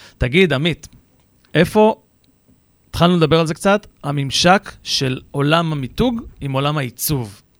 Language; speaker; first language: Hebrew; native; Hebrew